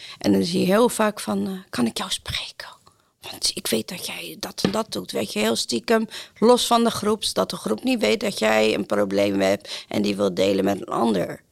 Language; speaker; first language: Dutch; non-native, fluent; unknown